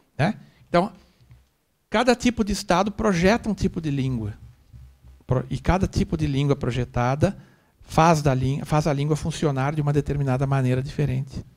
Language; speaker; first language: Portuguese; native; Portuguese